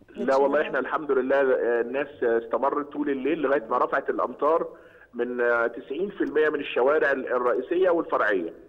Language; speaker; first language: Egyptian Arabic; native; Egyptian Arabic